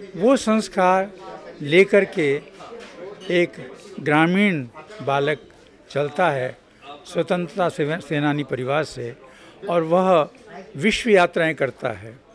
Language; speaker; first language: Hindi; native; Hindi